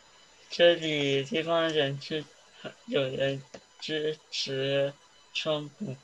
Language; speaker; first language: Chinese; early bilingual, heritage; Chinese